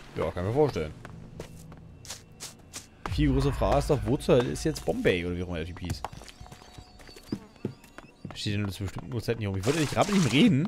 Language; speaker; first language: German; native; German